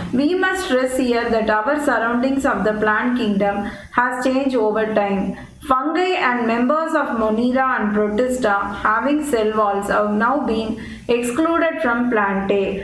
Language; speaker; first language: English; non-native, local second language; Tamil